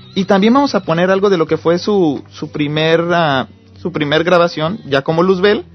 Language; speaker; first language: Spanish; native; Spanish